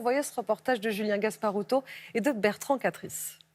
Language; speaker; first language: French; native; French